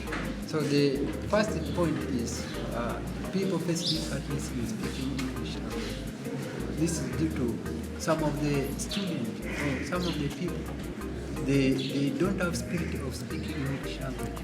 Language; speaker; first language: English; non-native, learner; Swahili